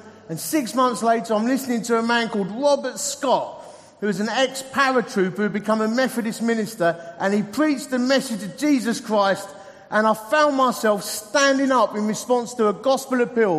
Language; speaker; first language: English; native; English